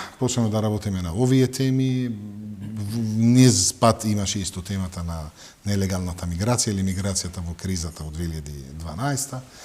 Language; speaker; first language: Macedonian; non-native, fluent; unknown